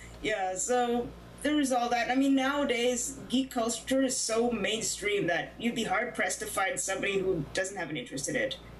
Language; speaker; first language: English; native; English